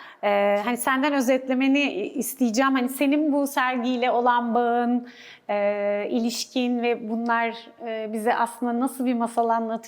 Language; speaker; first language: Turkish; native; Turkish